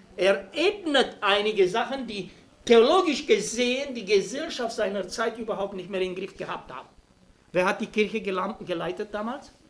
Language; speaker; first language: German; non-native, fluent; Romanian